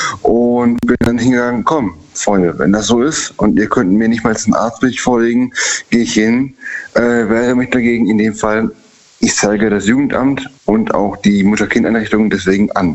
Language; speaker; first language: German; native; German